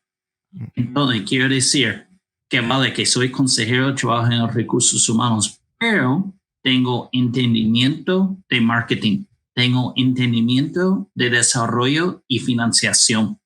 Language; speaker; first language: Spanish; non-native, fluent; English